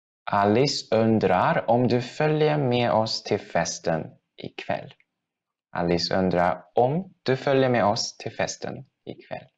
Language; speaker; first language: Swedish; non-native, fluent; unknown